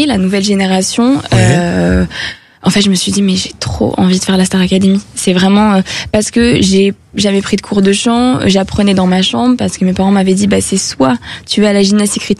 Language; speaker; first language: French; native; French